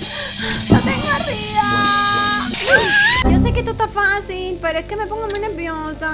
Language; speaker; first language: Spanish; native; Spanish